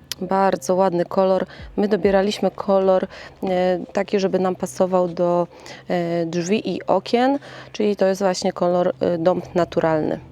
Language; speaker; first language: Polish; native; Polish